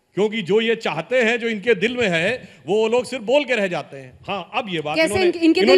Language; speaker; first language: Hindi; native; Hindi